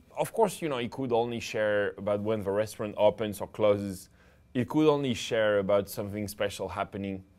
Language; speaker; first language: English; non-native, fluent; French